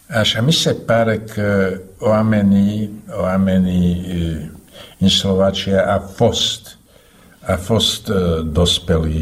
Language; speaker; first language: Romanian; non-native, learner; Slovak